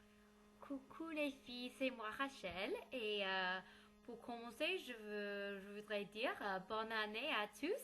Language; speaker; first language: French; non-native, learner; English